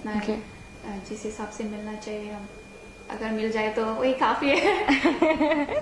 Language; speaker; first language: Hindi; non-native, local second language; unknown